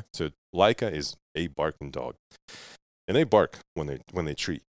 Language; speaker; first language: English; non-native, fluent; Russian